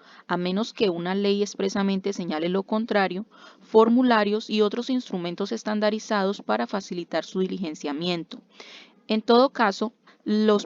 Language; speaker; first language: Spanish; native; Spanish